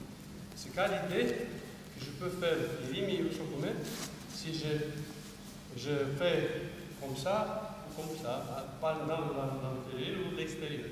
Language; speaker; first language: French; non-native, fluent; Romanian